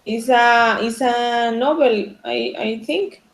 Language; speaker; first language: English; non-native, learner; Spanish